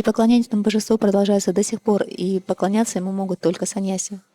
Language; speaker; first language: Russian; native; Russian